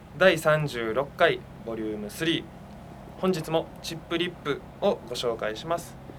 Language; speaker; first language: Japanese; native; Japanese